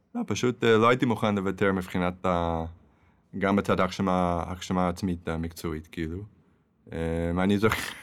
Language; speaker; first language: Hebrew; non-native, fluent; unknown